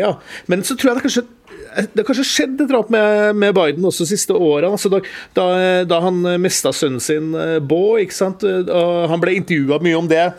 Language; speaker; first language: Norwegian; native; Norwegian